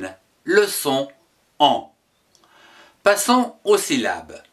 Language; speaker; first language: French; native; French